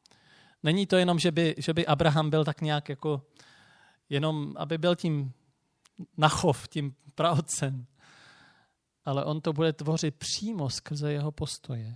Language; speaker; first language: Czech; native; Czech